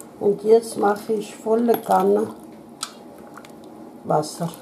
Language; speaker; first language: German; non-native, fluent; Russian